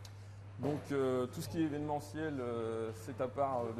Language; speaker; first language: French; native; French